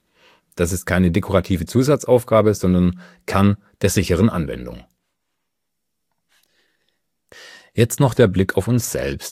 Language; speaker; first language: German; native; German